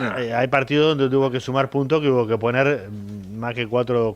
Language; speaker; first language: Spanish; native; Spanish